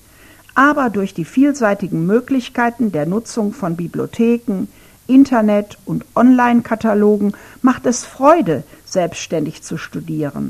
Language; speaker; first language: German; non-native, fluent; Ukrainian